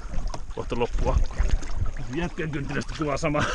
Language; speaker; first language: Finnish; native; Finnish